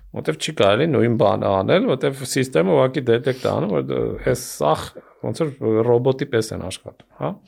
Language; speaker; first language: Armenian; native; Armenian